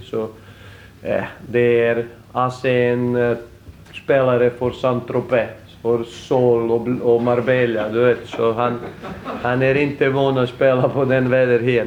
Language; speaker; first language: Swedish; non-native, fluent; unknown